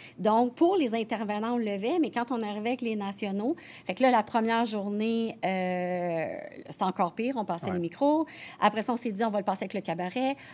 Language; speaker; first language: French; native; French